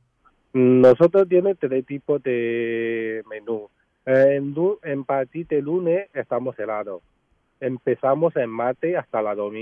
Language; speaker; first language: Spanish; non-native, learner; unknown